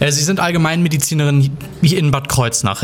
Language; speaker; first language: German; native; German